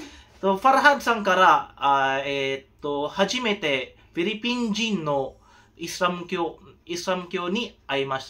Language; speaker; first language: Japanese; non-native, learner; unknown